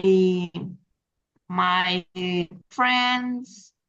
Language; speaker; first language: English; non-native, learner; Spanish